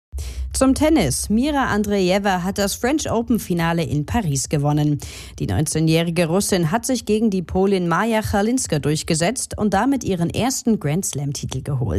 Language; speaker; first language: German; native; German